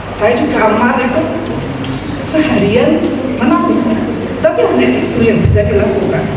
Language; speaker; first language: Indonesian; native; Indonesian